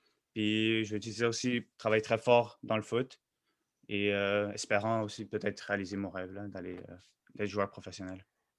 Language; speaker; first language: French; native; French